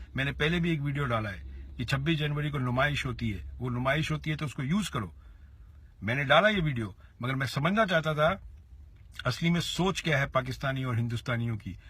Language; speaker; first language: Hindi; native; Hindi